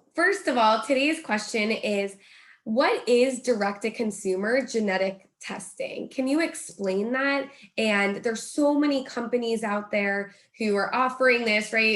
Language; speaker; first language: English; native; English